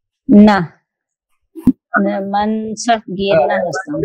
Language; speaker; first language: Persian; non-native, learner; Urdu